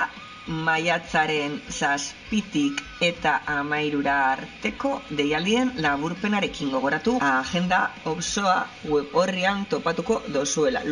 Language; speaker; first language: Basque; native; Basque